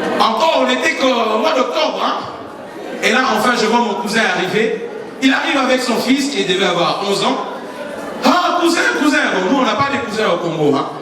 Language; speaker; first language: French; non-native, local second language; Lingala